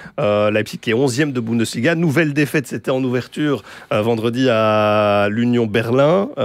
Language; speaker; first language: French; native; French